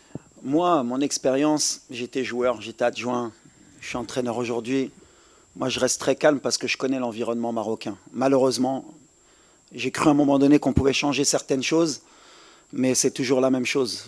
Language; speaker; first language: French; native; French